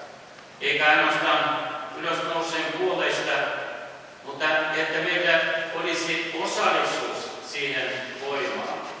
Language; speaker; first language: Finnish; early bilingual, heritage; Finnish